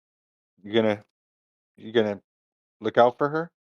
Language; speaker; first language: English; native; English